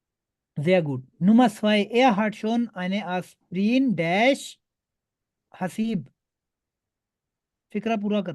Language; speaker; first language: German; non-native, fluent; Urdu